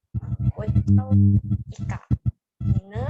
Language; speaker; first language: Chinese; non-native, learner; Indonesian